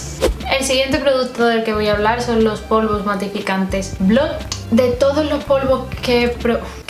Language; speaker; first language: Spanish; native; Spanish